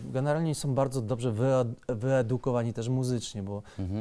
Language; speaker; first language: Polish; native; Polish